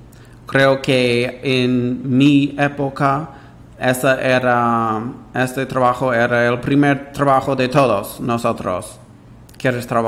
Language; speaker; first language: Spanish; non-native, fluent; English